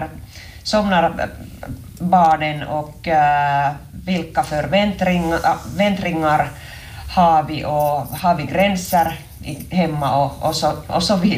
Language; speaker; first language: Swedish; non-native, local second language; Finnish